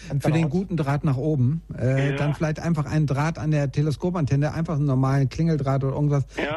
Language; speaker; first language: German; native; German